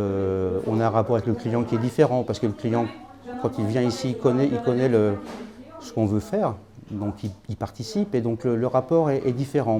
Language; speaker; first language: French; native; French